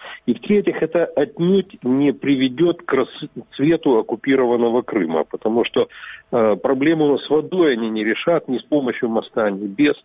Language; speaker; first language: Russian; native; Russian